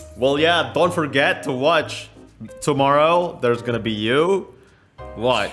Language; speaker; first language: English; non-native, fluent; Indonesian